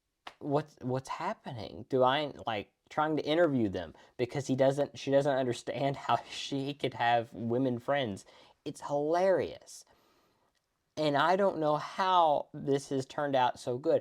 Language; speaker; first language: English; native; English